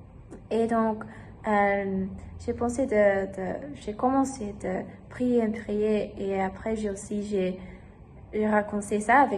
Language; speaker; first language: French; non-native, learner; German